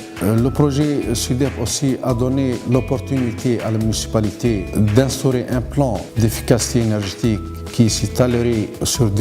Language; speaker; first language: French; non-native, local second language; Arabic